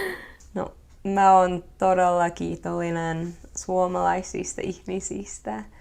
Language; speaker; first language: Finnish; non-native, fluent; English